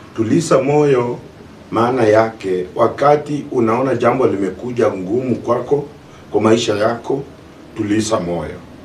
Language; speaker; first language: Swahili; non-native, local second language; Luyia